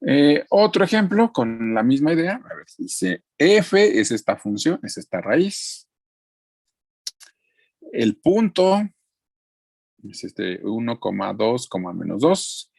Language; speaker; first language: Spanish; native; Spanish